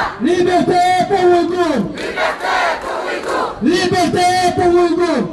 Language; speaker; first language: French; non-native, fluent; Uyghur